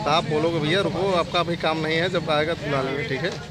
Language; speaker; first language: Hindi; native; Hindi